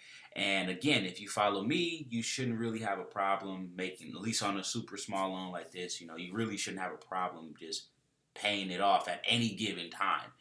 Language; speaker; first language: English; native; English